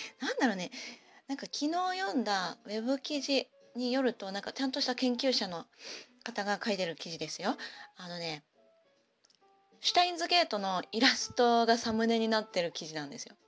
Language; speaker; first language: Japanese; native; Japanese